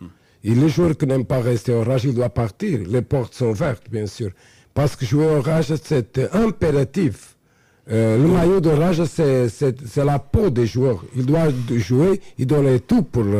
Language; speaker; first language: French; non-native, fluent; Portuguese